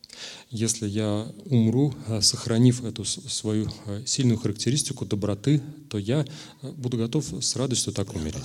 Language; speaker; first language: Russian; native; Russian